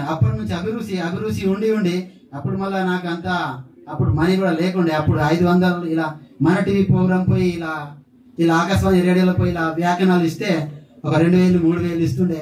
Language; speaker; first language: Telugu; non-native, local second language; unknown